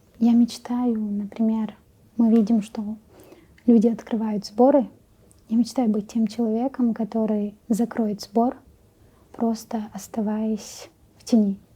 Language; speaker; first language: Russian; non-native, local second language; Chechen